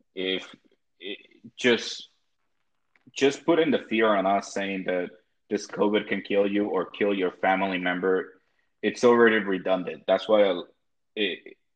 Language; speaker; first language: English; early bilingual, other home language; Spanish